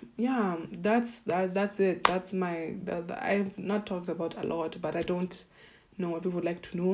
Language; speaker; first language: English; non-native, local second language; Swahili